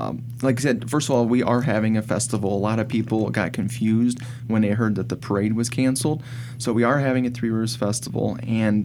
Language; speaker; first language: English; native; English